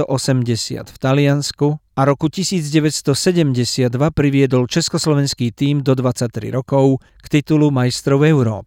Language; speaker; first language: Slovak; native; Slovak